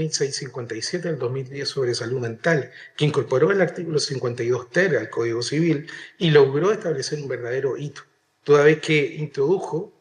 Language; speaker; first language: Spanish; native; Spanish